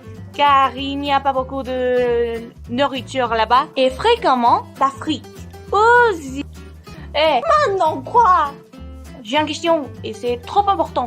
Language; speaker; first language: French; non-native, learner; Spanish